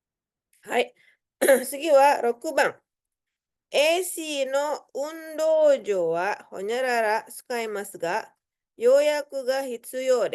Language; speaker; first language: Japanese; non-native, fluent; Indonesian